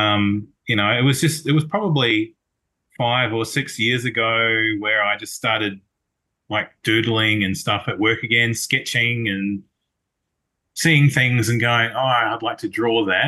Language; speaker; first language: English; native; English